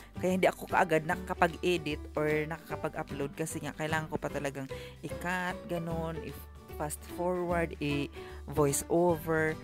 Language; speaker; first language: Filipino; non-native, local second language; Cebuano